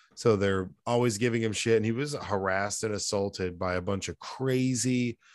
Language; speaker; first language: English; native; English